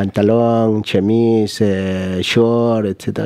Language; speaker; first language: French; non-native, learner; Spanish